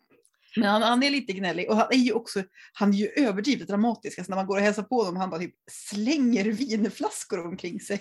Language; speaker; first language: Swedish; native; Swedish